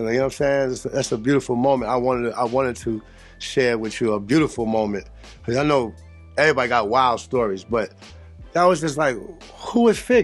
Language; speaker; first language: English; native; English